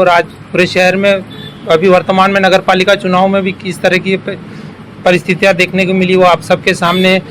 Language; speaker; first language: Hindi; native; Hindi